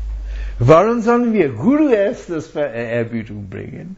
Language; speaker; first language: German; non-native, fluent; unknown